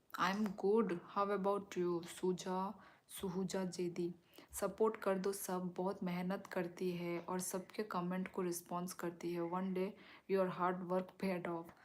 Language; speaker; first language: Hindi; non-native, local second language; Kok Borok